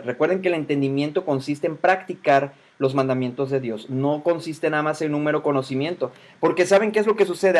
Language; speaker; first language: Spanish; native; Spanish